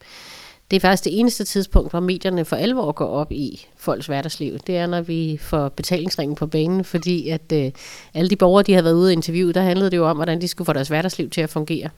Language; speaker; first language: Danish; native; Danish